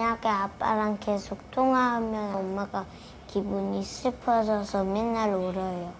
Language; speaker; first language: Korean; early bilingual, other home language; Arabic